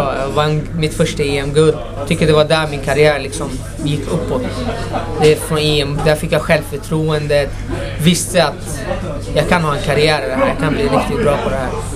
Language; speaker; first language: Swedish; non-native, local second language; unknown